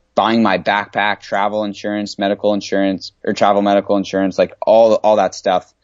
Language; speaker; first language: English; native; English